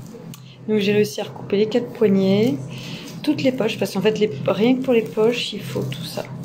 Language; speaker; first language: French; native; French